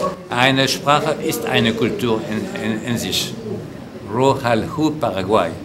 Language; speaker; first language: German; non-native, fluent; French